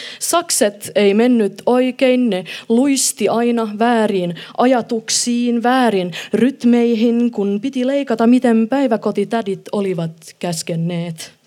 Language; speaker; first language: Finnish; non-native, local second language; Swedish